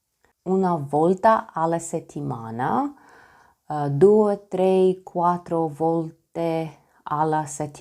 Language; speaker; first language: Italian; non-native, learner; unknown